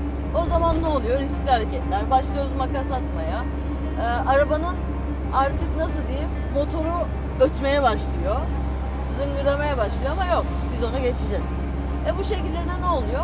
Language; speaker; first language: Turkish; native; Turkish